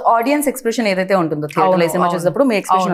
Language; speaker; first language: Telugu; native; Telugu